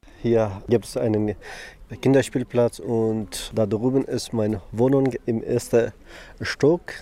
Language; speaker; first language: German; non-native, learner; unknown